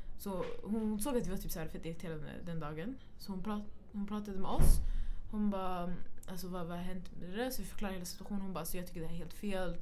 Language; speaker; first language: Swedish; early bilingual, other home language; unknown